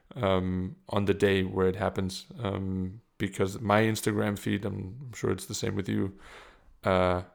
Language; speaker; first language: English; non-native, fluent; German